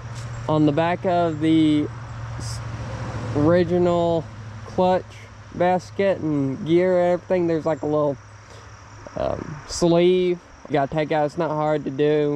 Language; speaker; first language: English; native; English